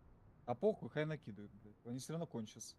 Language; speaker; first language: Russian; native; Russian